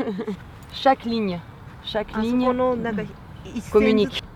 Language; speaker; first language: French; native; French